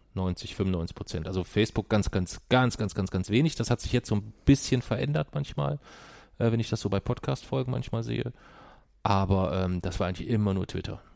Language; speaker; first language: German; native; German